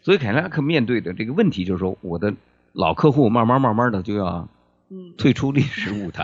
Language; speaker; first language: Chinese; native; Chinese